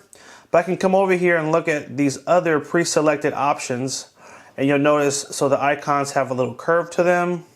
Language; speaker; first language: English; native; English